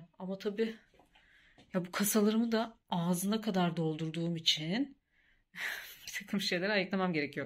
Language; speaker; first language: Turkish; native; Turkish